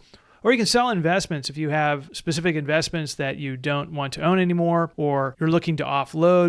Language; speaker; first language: English; native; English